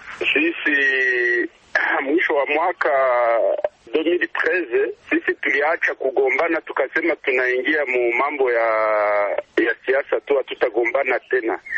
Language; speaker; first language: Swahili; non-native, fluent; Kinyarwanda